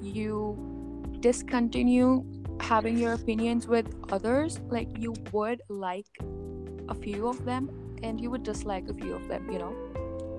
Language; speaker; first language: English; non-native, local second language; Punjabi